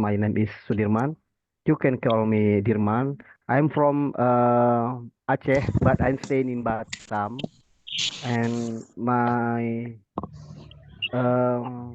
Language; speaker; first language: English; non-native, learner; Indonesian